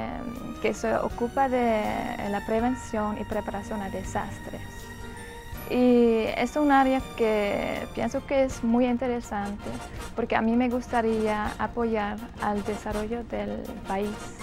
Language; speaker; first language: Spanish; non-native, fluent; Dutch